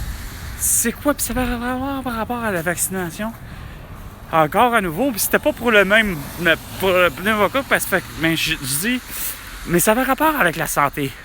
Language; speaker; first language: French; native; French